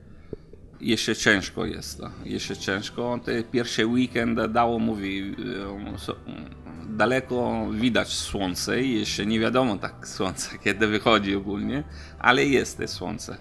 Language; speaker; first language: Polish; non-native, learner; Italian